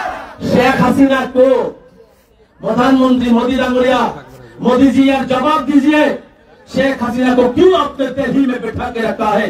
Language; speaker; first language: Hindi; non-native, local second language; Bangla